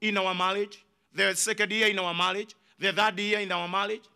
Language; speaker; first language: English; non-native, local second language; Kikuyu